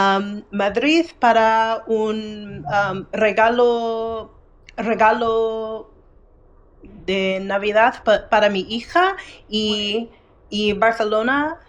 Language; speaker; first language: Spanish; non-native, learner; English